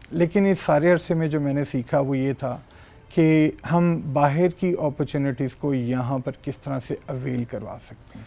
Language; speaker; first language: Urdu; native; Urdu